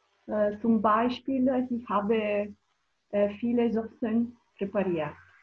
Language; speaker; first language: German; non-native, learner; Italian